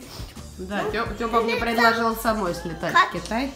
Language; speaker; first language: Russian; native; Russian